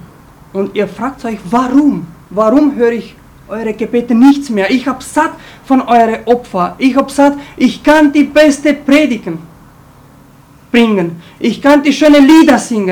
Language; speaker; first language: German; non-native, fluent; Romanian